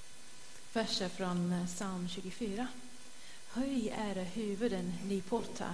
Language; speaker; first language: Swedish; non-native, fluent; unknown